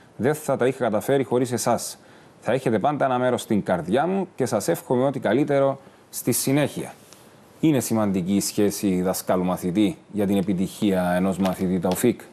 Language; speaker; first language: Greek; native; Greek